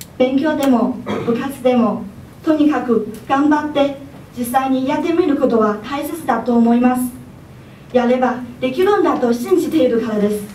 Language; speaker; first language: Japanese; non-native, fluent; Chinese